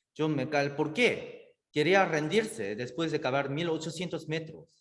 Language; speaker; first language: Spanish; native; Spanish